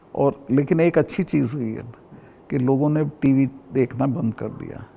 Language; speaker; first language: Hindi; native; Hindi